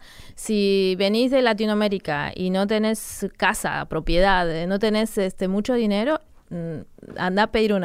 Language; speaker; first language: Spanish; native; Spanish